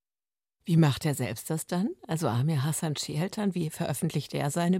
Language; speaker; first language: German; native; German